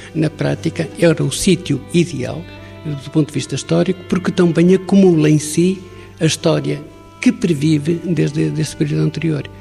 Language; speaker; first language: Portuguese; native; Portuguese